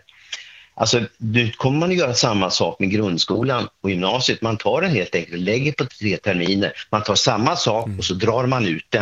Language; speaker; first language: Swedish; native; Swedish